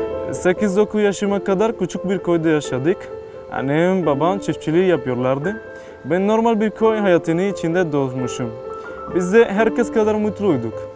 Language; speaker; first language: Turkish; non-native, fluent; Spanish